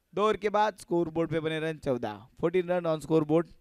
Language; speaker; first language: Hindi; non-native, local second language; Marathi